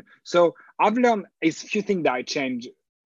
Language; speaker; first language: English; non-native, fluent; French